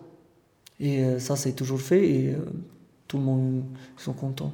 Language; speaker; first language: French; non-native, fluent; Romanian